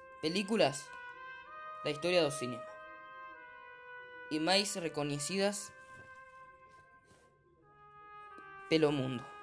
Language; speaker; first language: Portuguese; non-native, learner; Spanish